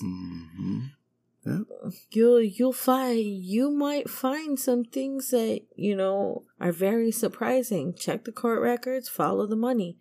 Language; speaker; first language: English; native; English